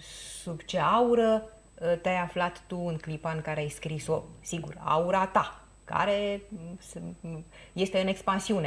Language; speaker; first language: Romanian; native; Romanian